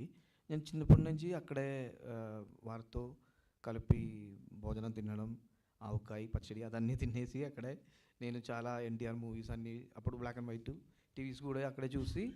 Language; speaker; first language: Telugu; non-native, local second language; Malayalam